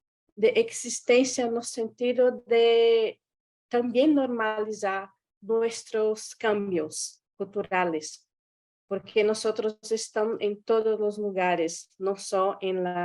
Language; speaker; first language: Spanish; non-native, learner; Portuguese